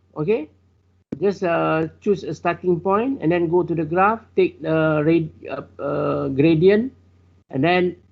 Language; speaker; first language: English; non-native, local second language; Malay